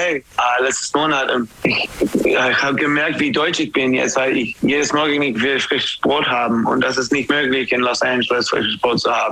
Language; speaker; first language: German; non-native, learner; English